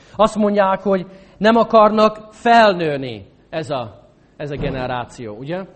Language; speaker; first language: Hungarian; non-native, fluent; English